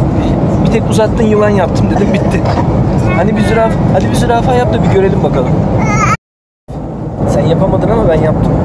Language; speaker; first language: Turkish; native; Turkish